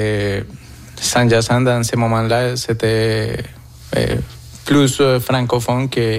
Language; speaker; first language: French; non-native, fluent; Spanish